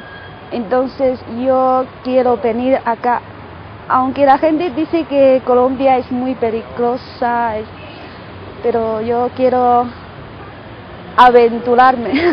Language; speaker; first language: Spanish; non-native, fluent; Chinese